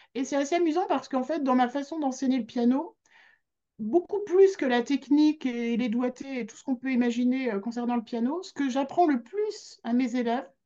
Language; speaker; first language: French; native; French